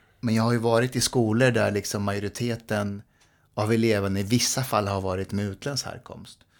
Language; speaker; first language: Swedish; early bilingual, other home language; Persian